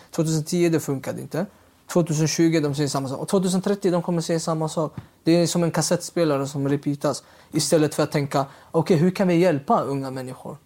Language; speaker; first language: Swedish; early bilingual, other home language; Uyghur